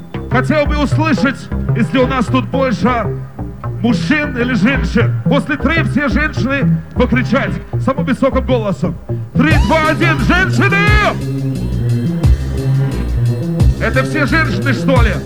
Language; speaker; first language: Russian; non-native, learner; English